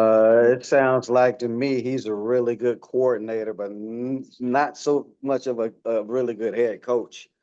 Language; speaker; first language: English; native; English